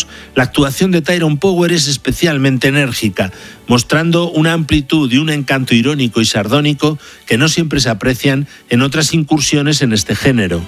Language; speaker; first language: Spanish; native; Spanish